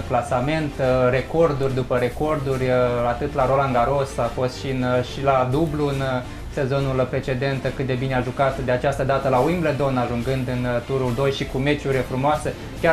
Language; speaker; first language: Romanian; native; Romanian